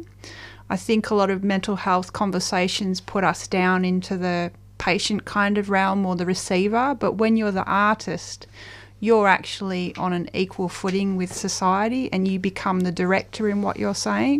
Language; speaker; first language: English; native; English